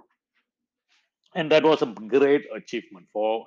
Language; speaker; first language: English; non-native, local second language; Malayalam